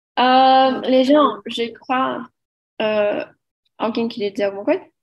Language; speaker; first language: French; non-native, learner; Portuguese